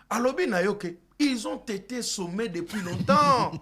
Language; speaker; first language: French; non-native, local second language; Lingala